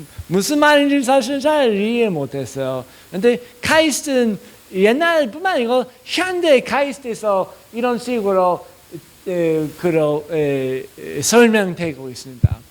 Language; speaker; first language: Korean; non-native, fluent; English